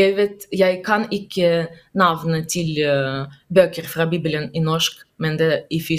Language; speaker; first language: Norwegian; non-native, learner; Russian